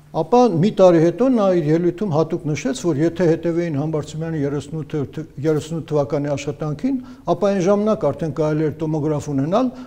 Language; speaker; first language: Armenian; native; Armenian